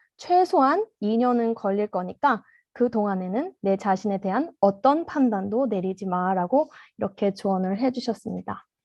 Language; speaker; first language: Korean; early bilingual, heritage; Korean